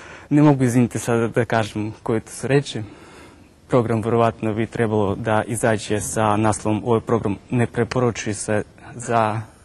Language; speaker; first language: Croatian; non-native, fluent; Russian